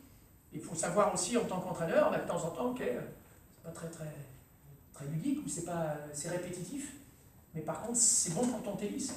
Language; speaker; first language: French; native; French